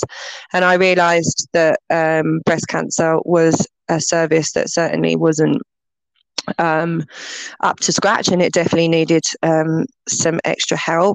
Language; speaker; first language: English; native; English